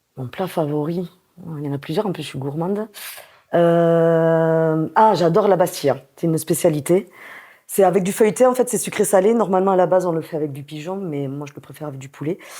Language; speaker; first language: French; native; French